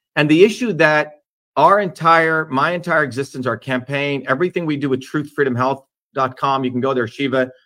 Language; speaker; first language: English; non-native, local second language; Tamil